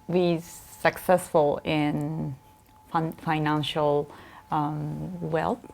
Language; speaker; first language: English; non-native, fluent; Japanese